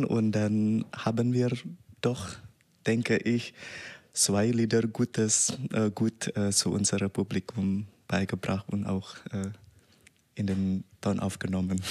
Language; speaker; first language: German; non-native, learner; Indonesian